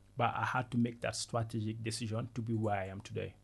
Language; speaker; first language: English; non-native, fluent; Wolof